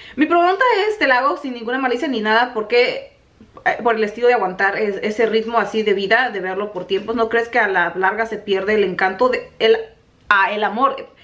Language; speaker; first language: Spanish; native; Spanish